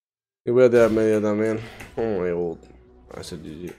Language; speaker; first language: Spanish; native; Spanish